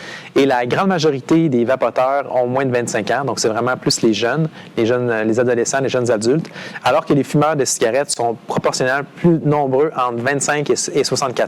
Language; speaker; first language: French; native; French